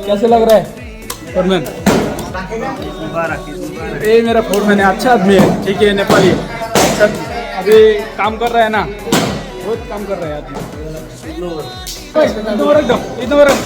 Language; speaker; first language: Hindi; non-native, learner; Bangla